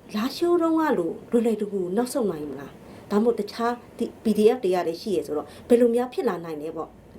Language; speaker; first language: Burmese; non-native, local second language; Shan